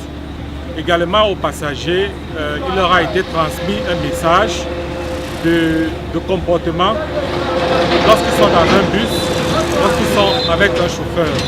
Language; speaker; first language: French; native; French